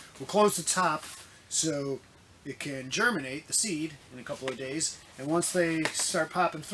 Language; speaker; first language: English; native; English